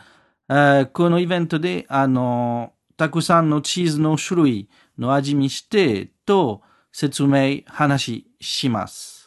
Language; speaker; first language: Japanese; non-native, learner; French